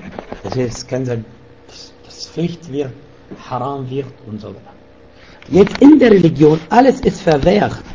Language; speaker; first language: German; non-native, fluent; Arabic